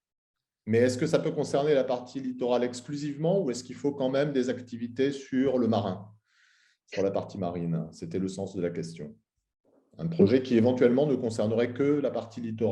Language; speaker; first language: French; native; French